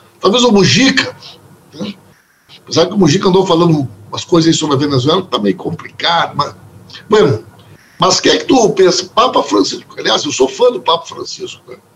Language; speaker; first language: Portuguese; native; Portuguese